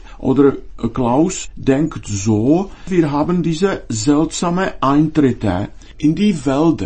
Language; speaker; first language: German; non-native, fluent; Czech